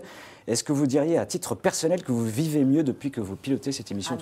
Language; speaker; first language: French; native; French